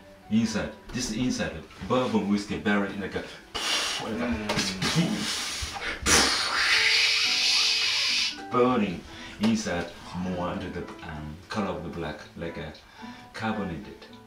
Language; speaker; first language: English; non-native, learner; Japanese